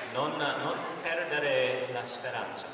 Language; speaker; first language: Italian; non-native, learner; English